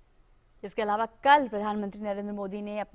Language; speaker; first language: Hindi; native; Hindi